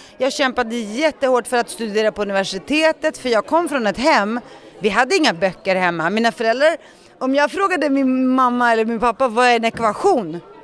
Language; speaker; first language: Swedish; early bilingual, other home language; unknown